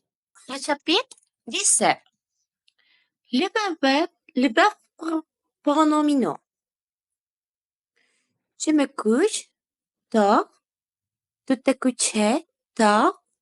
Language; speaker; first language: French; non-native, learner; Spanish